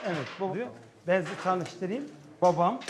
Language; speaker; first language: Turkish; native; Turkish